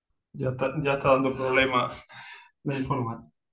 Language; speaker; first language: Spanish; native; Spanish